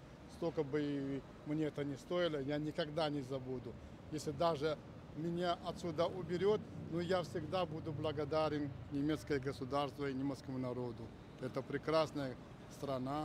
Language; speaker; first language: Russian; non-native, fluent; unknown